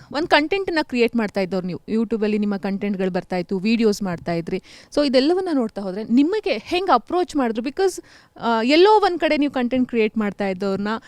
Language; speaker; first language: Kannada; native; Kannada